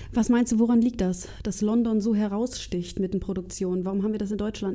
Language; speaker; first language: German; native; German